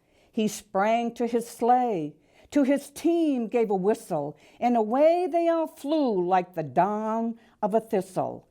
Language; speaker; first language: English; native; English